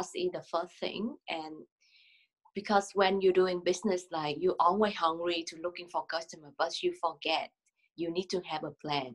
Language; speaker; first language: English; non-native, learner; Vietnamese